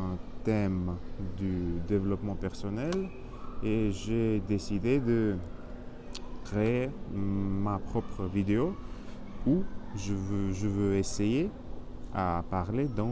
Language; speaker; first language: French; non-native, learner; Spanish